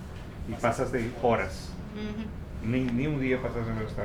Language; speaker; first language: Spanish; non-native, fluent; Portuguese